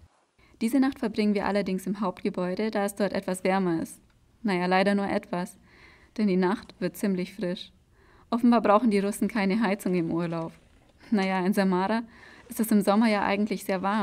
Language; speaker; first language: German; native; German